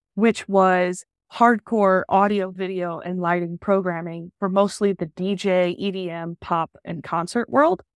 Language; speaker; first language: English; native; English